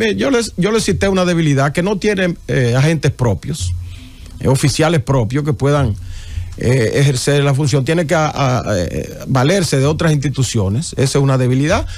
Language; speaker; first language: Spanish; native; Spanish